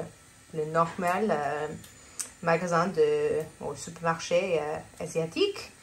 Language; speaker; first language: French; non-native, learner; English